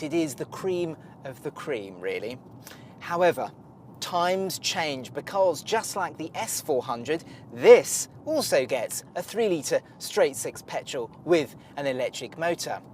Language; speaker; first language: English; native; English